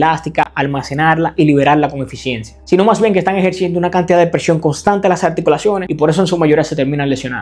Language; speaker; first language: Spanish; native; Spanish